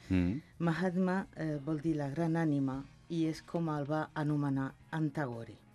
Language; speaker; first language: Catalan; non-native, local second language; Spanish